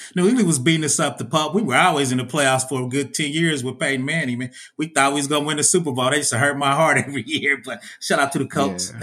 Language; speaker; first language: English; native; English